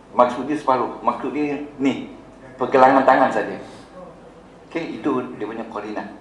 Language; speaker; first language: Malay; native; Malay